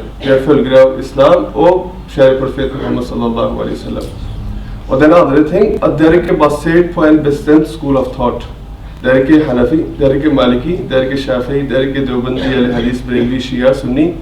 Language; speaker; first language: Norwegian; non-native, fluent; Urdu